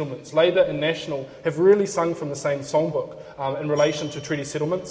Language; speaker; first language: English; native; English